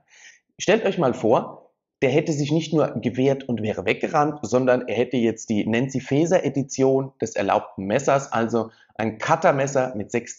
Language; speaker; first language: German; native; German